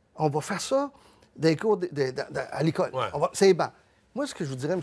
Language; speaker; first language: French; early bilingual, other home language; Spanish